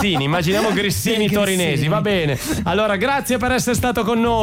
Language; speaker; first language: Italian; native; Italian